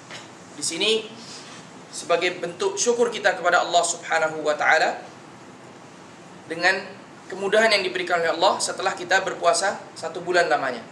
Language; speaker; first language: Indonesian; native; Indonesian